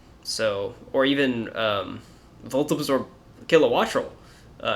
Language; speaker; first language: English; native; English